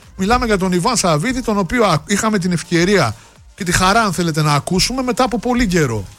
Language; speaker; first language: Greek; native; Greek